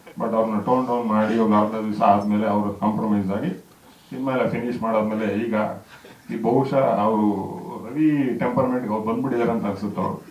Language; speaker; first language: Kannada; native; Kannada